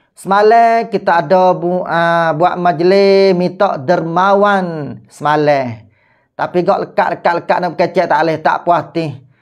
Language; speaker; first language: Malay; native; Malay